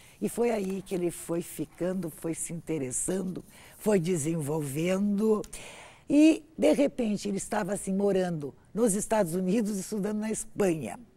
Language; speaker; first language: Portuguese; native; Portuguese